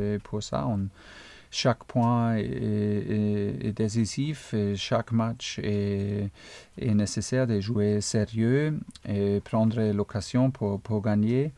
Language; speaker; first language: French; non-native, fluent; German